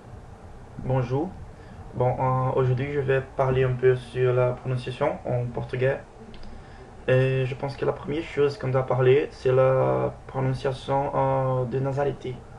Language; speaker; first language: French; non-native, fluent; Portuguese